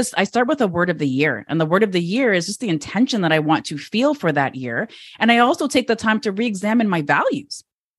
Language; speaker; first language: English; native; English